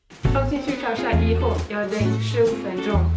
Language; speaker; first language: Chinese; non-native, learner; French